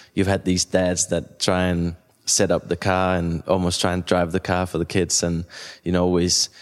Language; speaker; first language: English; non-native, fluent; Danish